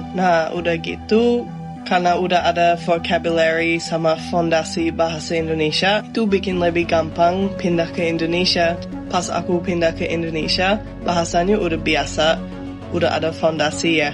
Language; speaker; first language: Indonesian; non-native, fluent; English